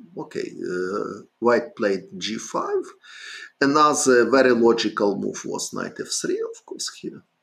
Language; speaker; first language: English; non-native, fluent; Ukrainian